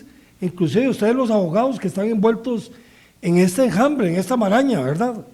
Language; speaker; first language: Spanish; native; Spanish